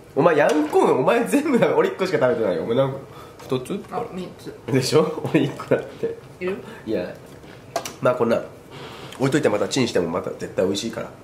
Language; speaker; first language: Japanese; native; Japanese